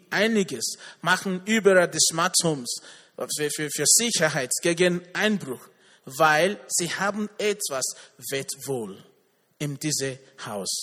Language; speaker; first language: German; non-native, learner; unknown